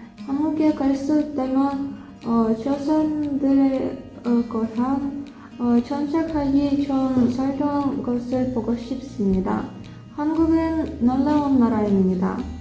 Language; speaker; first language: Korean; non-native, learner; Russian